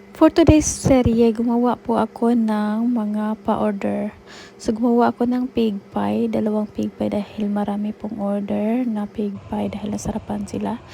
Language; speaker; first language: Filipino; non-native, local second language; Cebuano